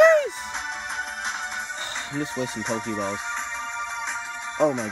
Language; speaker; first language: English; native; English